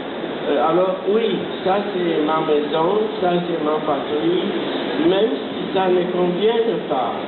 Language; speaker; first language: French; non-native, fluent; Romanian